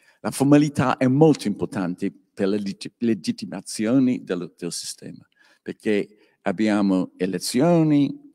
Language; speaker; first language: Italian; non-native, learner; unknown